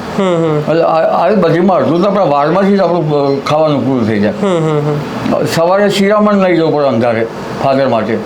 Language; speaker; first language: Gujarati; native; Gujarati